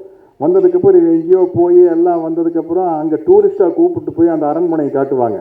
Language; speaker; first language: Tamil; native; Tamil